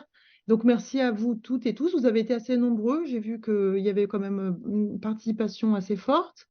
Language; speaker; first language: French; native; French